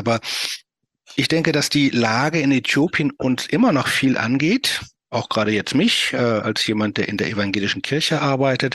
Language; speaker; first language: German; native; German